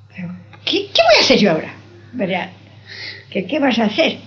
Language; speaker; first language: Spanish; non-native, local second language; Basque